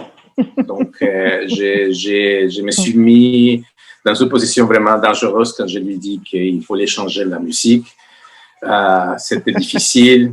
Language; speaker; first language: French; non-native, fluent; Spanish